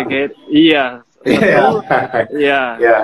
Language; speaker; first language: Indonesian; non-native, fluent; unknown